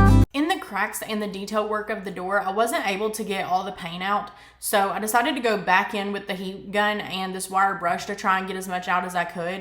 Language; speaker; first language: English; native; English